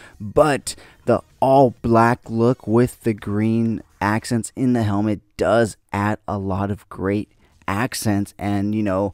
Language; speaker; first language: English; native; English